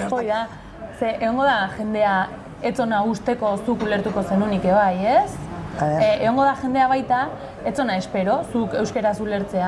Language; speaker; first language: Basque; native; Basque